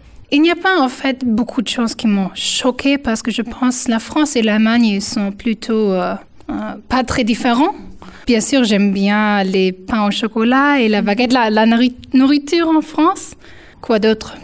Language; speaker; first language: French; non-native, fluent; German